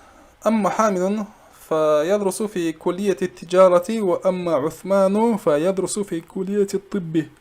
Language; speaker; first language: Arabic; non-native, fluent; Kazakh